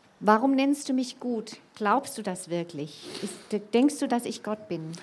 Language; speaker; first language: German; native; German